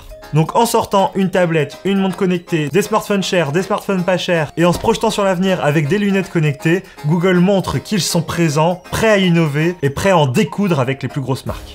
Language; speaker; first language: French; native; French